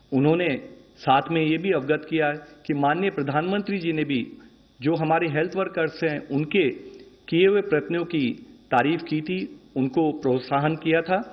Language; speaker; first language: Hindi; native; Hindi